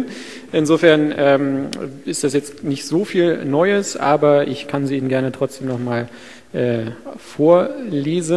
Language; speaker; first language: German; native; German